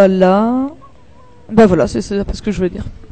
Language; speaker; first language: French; native; French